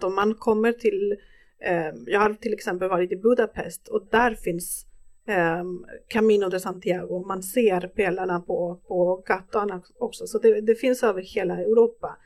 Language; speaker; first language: Swedish; non-native, fluent; Spanish